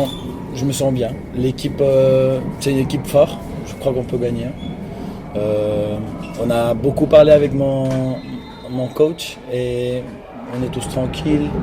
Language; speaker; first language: French; non-native, local second language; Spanish